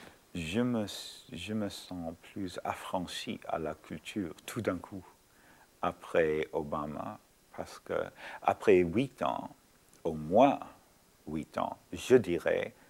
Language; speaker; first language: French; non-native, fluent; English